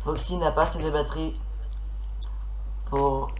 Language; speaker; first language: French; native; French